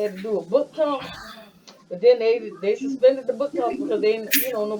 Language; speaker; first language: English; native; English